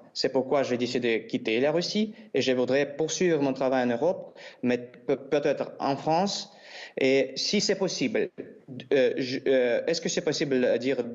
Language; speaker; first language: French; non-native, learner; Russian